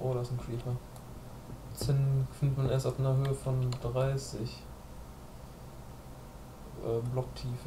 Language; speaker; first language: German; native; German